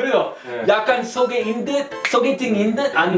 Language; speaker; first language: Korean; non-native, fluent; English